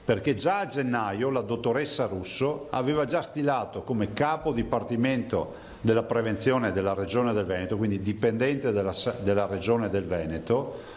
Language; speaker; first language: Italian; native; Italian